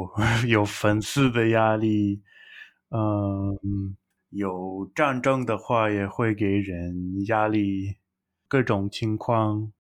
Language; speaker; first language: Chinese; non-native, learner; English